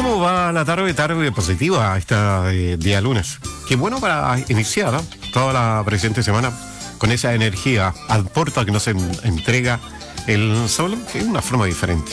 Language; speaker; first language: Spanish; native; Spanish